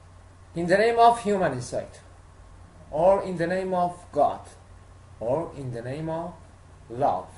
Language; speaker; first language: English; non-native, learner; Persian